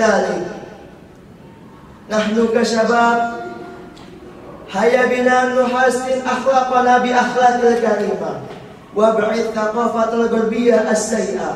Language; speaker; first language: Arabic; non-native, learner; Indonesian